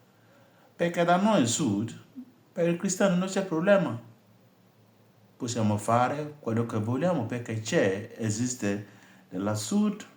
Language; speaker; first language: Italian; non-native, fluent; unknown